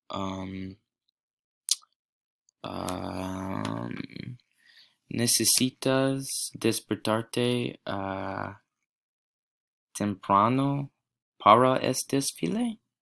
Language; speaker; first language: Spanish; non-native, learner; English